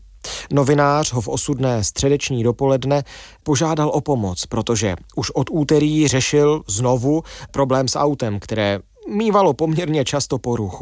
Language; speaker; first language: Czech; native; Czech